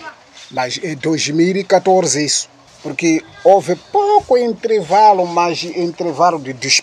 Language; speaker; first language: Portuguese; non-native, local second language; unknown